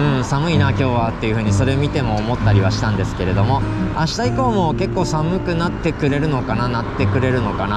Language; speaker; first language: Japanese; native; Japanese